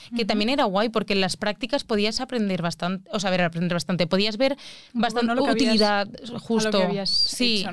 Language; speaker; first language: Spanish; native; Spanish